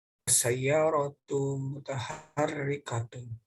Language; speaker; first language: Arabic; non-native, learner; Indonesian